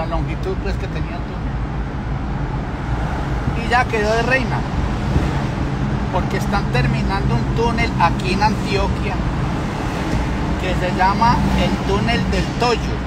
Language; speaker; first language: Spanish; native; Spanish